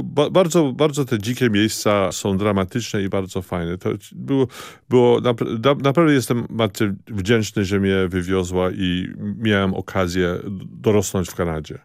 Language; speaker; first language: Polish; early bilingual, heritage; Polish